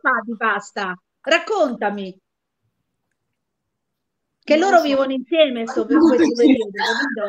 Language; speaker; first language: Italian; native; Italian